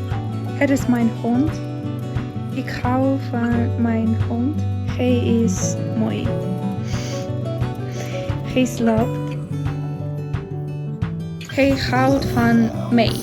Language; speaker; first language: Dutch; non-native, learner; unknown